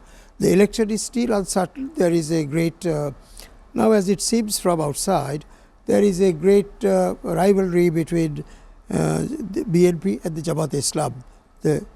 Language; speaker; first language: English; non-native, local second language; Bangla